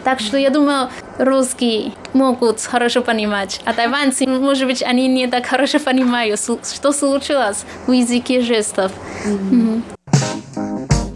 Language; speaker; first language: Russian; non-native, fluent; Chinese